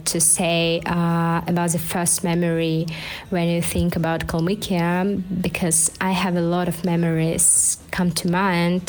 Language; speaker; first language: English; non-native, fluent; Russian